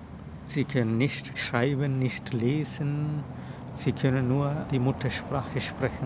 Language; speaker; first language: German; non-native, fluent; Telugu